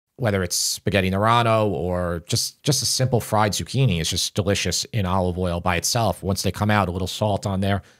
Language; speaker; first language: English; native; English